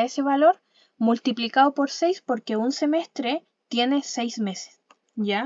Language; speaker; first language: Spanish; native; Spanish